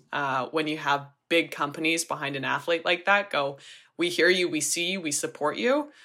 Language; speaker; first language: English; native; English